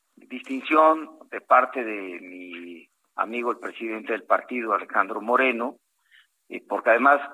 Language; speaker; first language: Spanish; native; Spanish